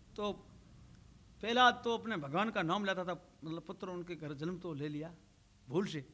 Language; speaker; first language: Hindi; non-native, local second language; Rajasthani